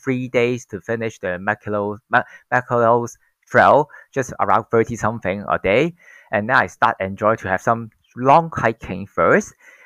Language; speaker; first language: English; non-native, local second language; Cantonese